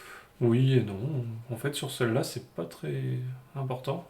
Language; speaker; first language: French; native; French